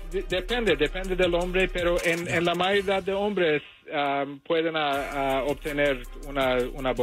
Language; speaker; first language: Spanish; early bilingual, heritage; English